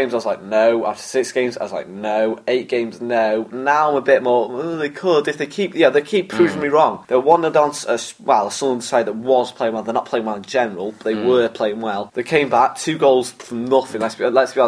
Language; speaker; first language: English; native; English